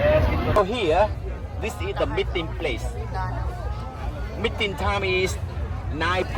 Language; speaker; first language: English; non-native, learner; Vietnamese